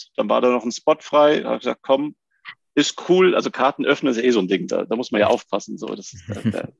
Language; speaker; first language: German; native; German